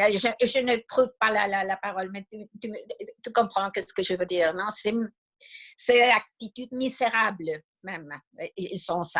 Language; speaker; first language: French; non-native, fluent; Spanish